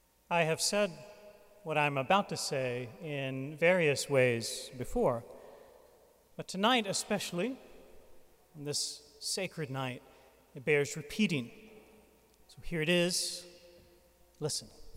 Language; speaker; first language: English; native; English